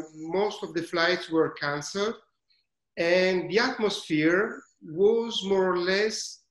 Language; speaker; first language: English; non-native, learner; Italian